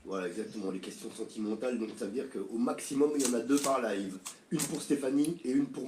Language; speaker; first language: French; native; French